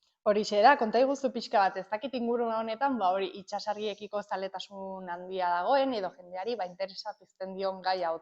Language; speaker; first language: Basque; native; Basque